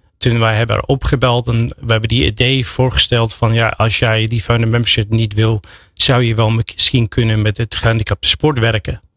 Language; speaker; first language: Dutch; non-native, fluent; English